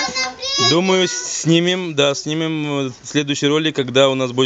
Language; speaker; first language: Russian; native; Russian